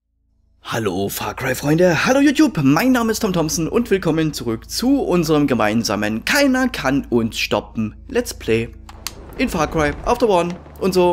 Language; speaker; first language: German; native; German